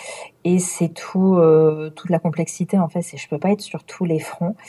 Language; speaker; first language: French; native; French